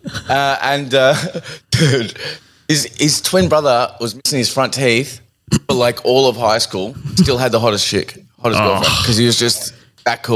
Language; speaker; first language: English; native; English